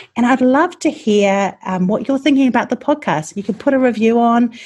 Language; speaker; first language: English; native; English